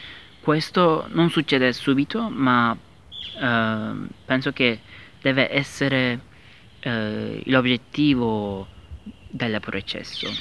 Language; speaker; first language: Italian; non-native, learner; Turkish